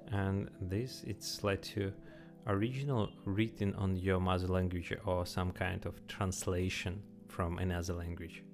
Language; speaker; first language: English; non-native, learner; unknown